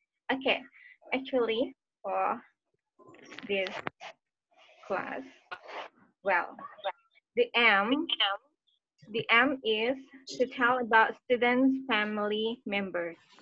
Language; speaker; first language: English; non-native, fluent; Indonesian